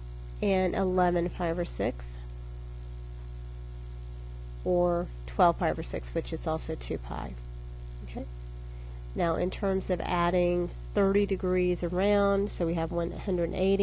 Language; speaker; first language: English; native; English